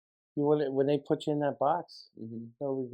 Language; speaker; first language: English; native; English